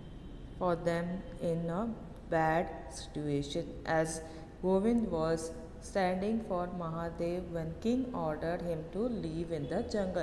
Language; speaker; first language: English; non-native, local second language; Hindi